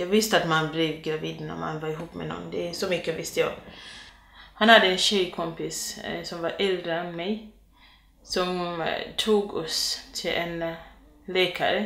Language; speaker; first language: Swedish; non-native, fluent; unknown